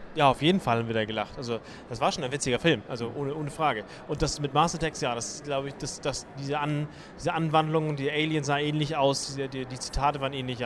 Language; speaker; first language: German; native; German